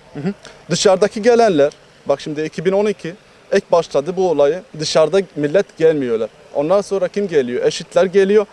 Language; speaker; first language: Turkish; non-native, fluent; Arabic